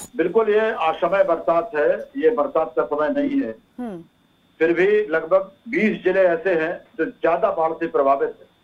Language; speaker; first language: Hindi; native; Hindi